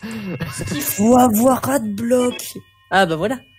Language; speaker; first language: French; native; French